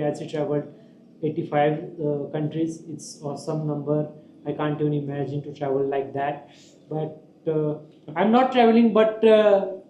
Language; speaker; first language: English; non-native, local second language; Marathi